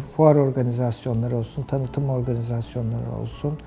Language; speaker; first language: Turkish; native; Turkish